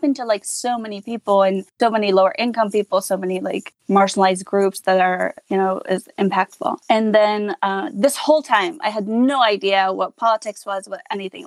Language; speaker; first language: English; non-native, fluent; Hazaragi